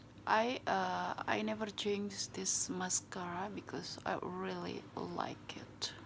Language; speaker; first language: English; non-native, learner; Indonesian